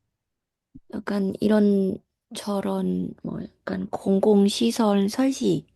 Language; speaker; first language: Korean; non-native, learner; Thai